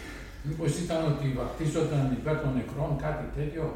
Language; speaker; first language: Greek; native; Greek